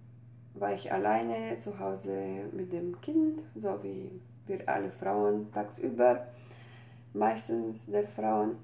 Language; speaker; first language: German; non-native, fluent; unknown